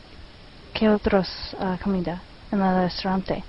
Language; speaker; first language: Spanish; non-native, learner; English